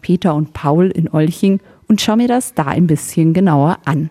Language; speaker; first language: German; native; German